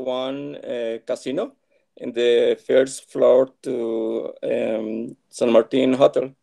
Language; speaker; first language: English; non-native, learner; Spanish